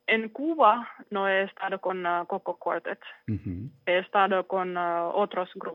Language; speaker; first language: Spanish; non-native, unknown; Finnish